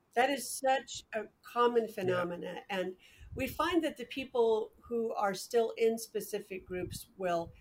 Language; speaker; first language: English; native; English